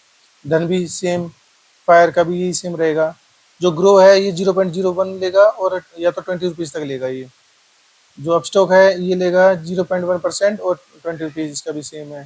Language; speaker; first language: Hindi; native; Hindi